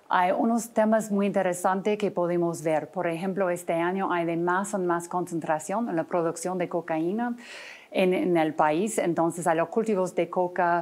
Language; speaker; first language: Spanish; non-native, fluent; English